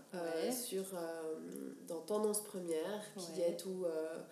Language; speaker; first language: French; native; French